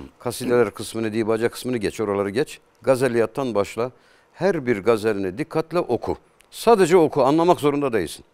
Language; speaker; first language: Turkish; native; Turkish